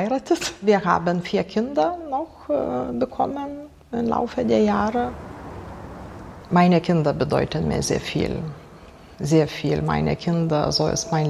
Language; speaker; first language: German; non-native, fluent; Lithuanian